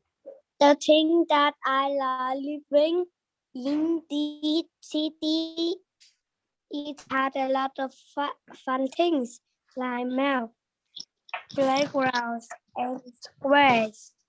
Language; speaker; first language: English; non-native, learner; Vietnamese